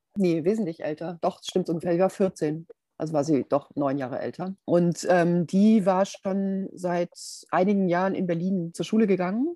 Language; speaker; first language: German; native; German